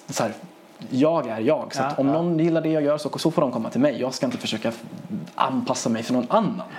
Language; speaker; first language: Swedish; early bilingual, other home language; Persian